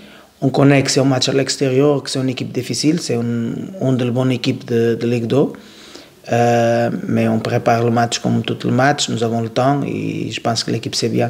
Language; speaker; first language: French; non-native, learner; Portuguese